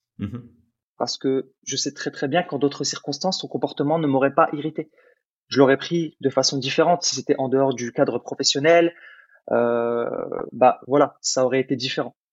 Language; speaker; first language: French; early bilingual, other home language; Arabic